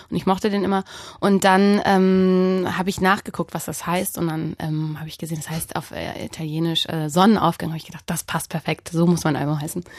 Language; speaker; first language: German; native; German